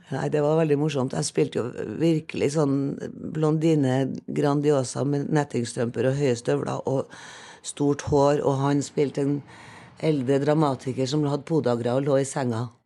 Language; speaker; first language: Norwegian; native; Norwegian